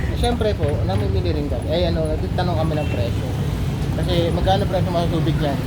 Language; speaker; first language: Filipino; native; Filipino